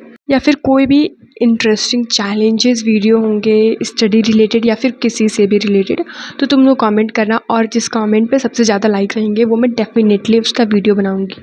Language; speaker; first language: Hindi; native; Hindi